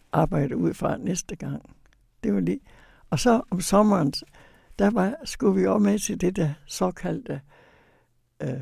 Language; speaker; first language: Danish; native; Danish